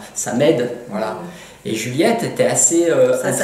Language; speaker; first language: French; native; French